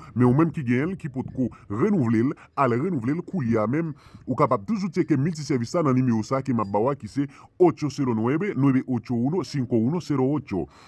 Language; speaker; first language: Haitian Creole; non-native, fluent; Spanish